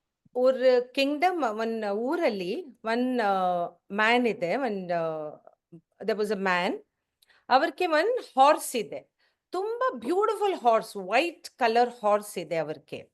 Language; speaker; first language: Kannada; non-native, learner; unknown